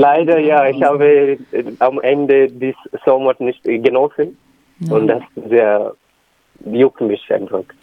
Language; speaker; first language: German; non-native, learner; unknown